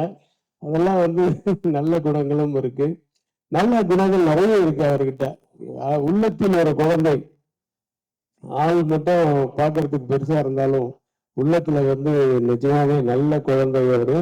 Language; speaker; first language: Tamil; native; Tamil